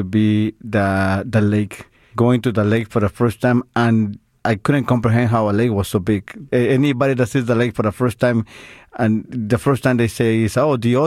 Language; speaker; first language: English; non-native, fluent; Spanish